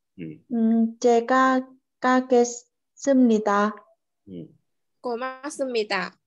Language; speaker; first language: Korean; non-native, learner; Vietnamese